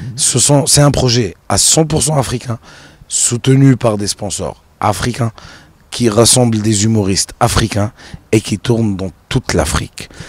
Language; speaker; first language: French; non-native, local second language; Arabic